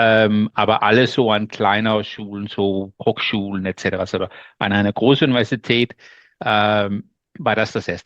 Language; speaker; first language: German; non-native, learner; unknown